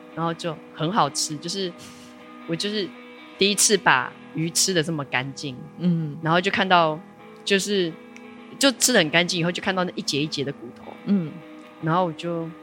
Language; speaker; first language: Chinese; native; Chinese